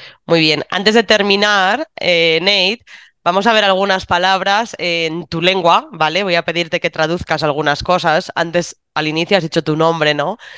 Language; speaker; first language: Spanish; native; Spanish